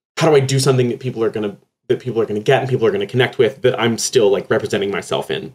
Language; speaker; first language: English; native; English